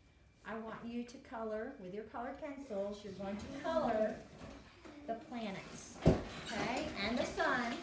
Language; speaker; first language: English; native; English